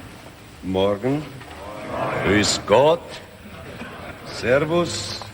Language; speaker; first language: German; non-native, learner; English